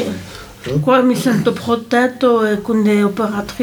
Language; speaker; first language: Italian; non-native, local second language; French